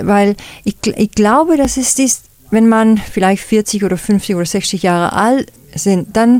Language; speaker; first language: German; non-native, fluent; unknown